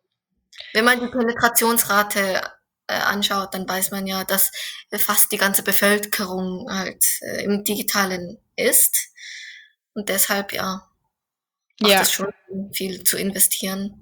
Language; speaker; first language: German; non-native, fluent; Korean